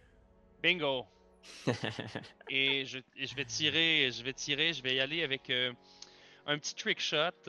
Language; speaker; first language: French; native; French